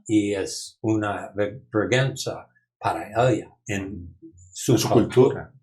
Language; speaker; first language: Spanish; non-native, learner; English